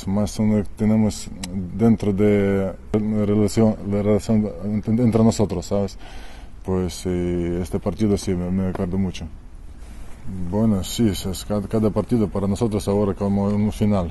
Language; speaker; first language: Spanish; non-native, learner; Ukrainian